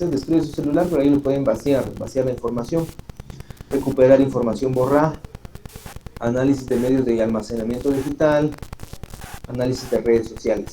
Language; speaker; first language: Spanish; native; Spanish